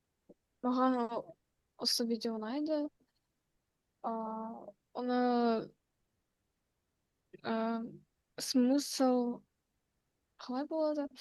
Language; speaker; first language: Kazakh; non-native, local second language; Russian